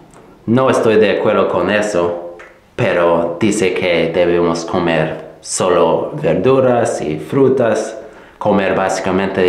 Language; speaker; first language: Spanish; non-native, fluent; English